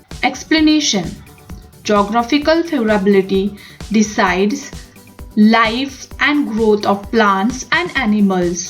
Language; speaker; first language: English; non-native, local second language; Marathi